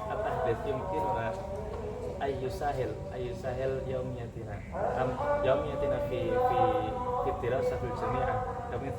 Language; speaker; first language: Arabic; non-native, learner; Indonesian